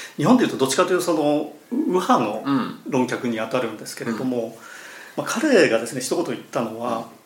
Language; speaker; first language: Japanese; native; Japanese